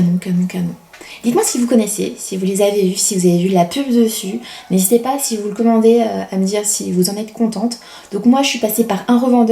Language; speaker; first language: French; native; French